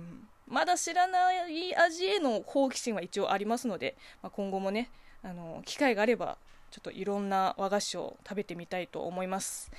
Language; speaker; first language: Japanese; non-native, fluent; Chinese